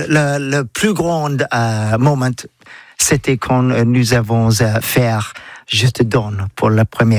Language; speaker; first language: French; non-native, learner; English